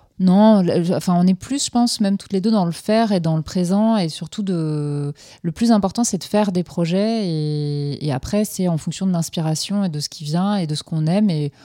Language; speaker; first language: French; native; French